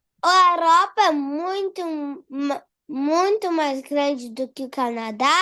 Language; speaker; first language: Portuguese; early bilingual, heritage; Portuguese